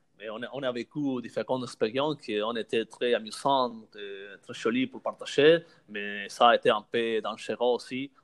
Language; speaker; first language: French; non-native, learner; Spanish